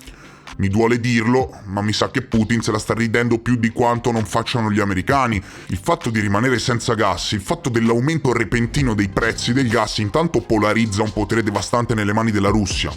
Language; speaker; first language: Italian; native; Italian